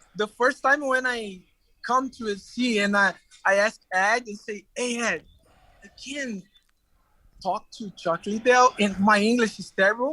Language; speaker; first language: English; non-native, learner; Portuguese